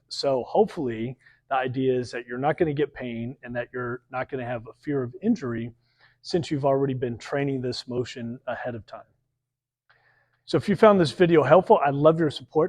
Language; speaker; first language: English; native; English